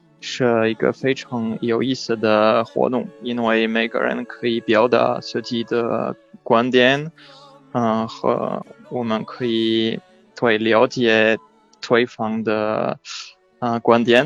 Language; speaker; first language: Chinese; non-native, learner; French